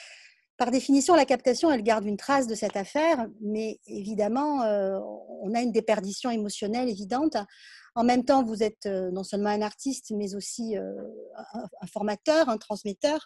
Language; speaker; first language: French; native; French